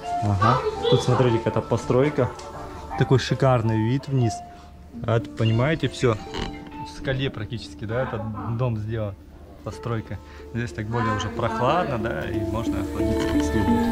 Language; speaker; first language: Russian; native; Russian